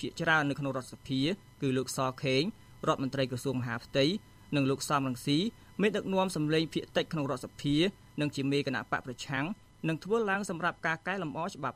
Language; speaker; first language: Khmer; native; Khmer